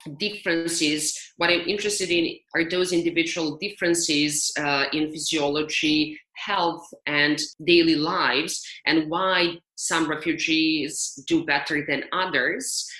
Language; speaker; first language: English; non-native, fluent; Serbian